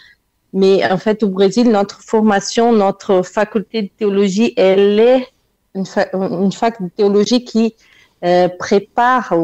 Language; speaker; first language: French; non-native, fluent; Portuguese